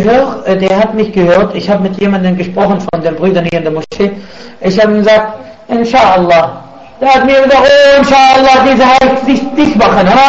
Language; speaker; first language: German; non-native, fluent; Arabic